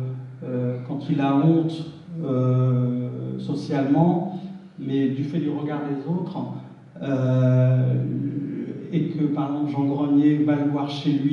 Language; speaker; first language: French; early bilingual, other home language; Arabic